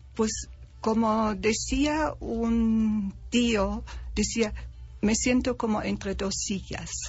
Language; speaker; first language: Spanish; non-native, fluent; German